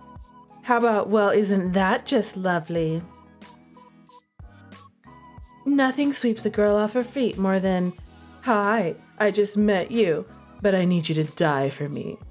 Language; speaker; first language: English; native; English